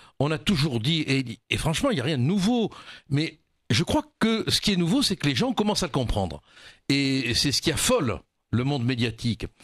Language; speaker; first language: French; native; French